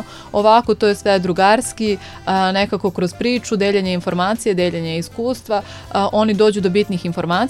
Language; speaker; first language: Serbian; native; Serbian